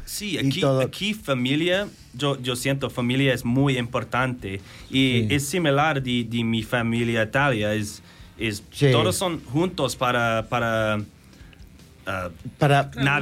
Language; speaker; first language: Spanish; non-native, learner; Italian